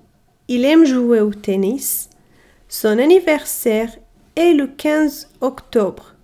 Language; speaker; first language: French; non-native, fluent; Arabic